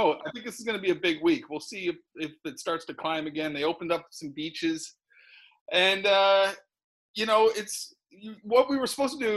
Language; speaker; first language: English; native; English